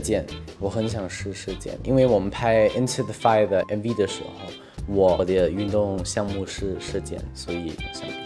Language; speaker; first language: Chinese; non-native, fluent; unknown